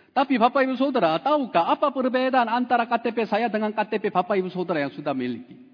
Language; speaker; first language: Indonesian; non-native, fluent; Korean